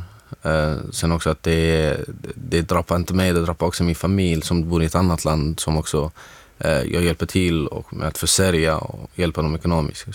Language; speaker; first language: Swedish; non-native, fluent; Arabic